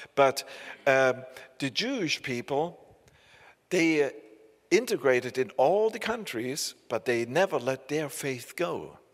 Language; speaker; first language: English; non-native, fluent; German